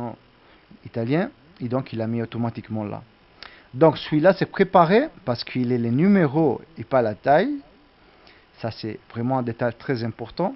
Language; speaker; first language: French; non-native, learner; Italian